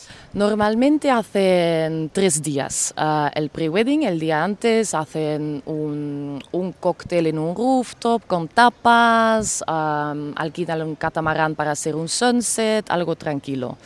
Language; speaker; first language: Spanish; non-native, fluent; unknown